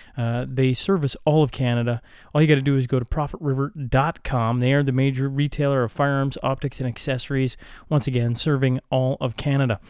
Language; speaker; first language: English; native; English